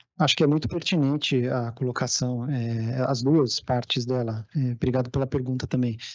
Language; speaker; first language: Portuguese; native; Portuguese